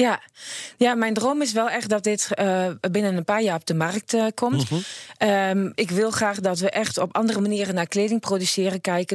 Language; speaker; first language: Dutch; native; Dutch